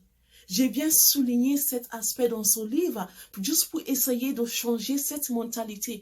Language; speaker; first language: French; non-native, fluent; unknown